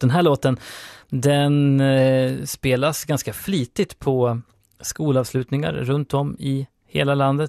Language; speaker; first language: Swedish; native; Swedish